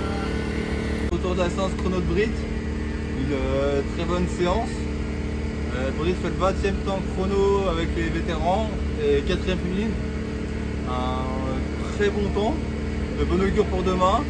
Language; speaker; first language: French; native; French